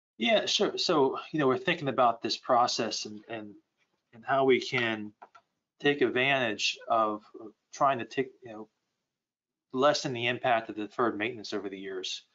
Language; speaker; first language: English; native; English